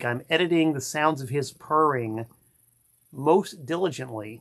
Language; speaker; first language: English; native; English